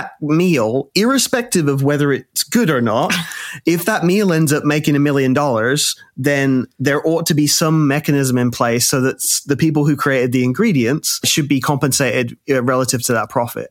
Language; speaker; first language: English; native; English